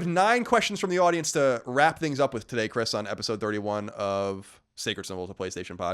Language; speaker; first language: English; native; English